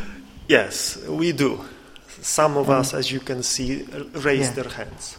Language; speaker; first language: English; non-native, fluent; Polish